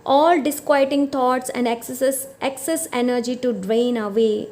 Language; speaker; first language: English; non-native, local second language; Kannada